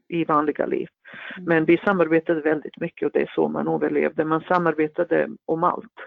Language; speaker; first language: Swedish; non-native, fluent; Bosnian